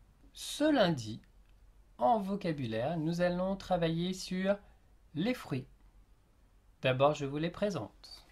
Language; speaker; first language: French; native; French